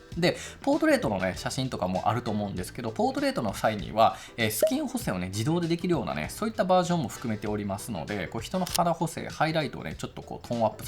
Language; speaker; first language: Japanese; native; Japanese